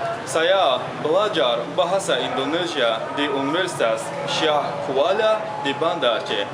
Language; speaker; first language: Indonesian; non-native, learner; Tajik